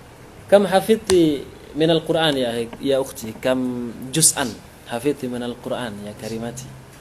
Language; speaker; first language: Arabic; non-native, fluent; Indonesian